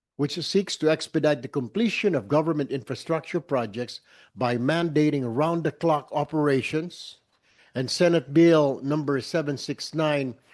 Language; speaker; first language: English; non-native, local second language; Filipino